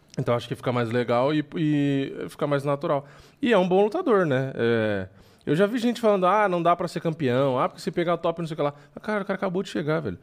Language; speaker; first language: Portuguese; native; Portuguese